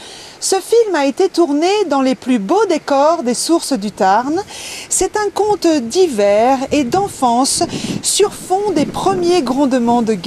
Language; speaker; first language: French; native; French